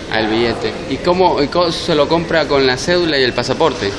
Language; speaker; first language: Spanish; native; Spanish